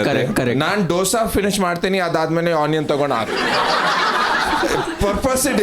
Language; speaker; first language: Kannada; non-native, local second language; Punjabi